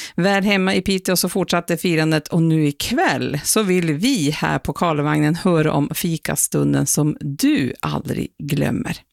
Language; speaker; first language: Swedish; native; Swedish